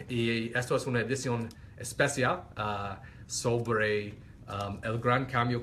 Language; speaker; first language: Spanish; non-native, fluent; English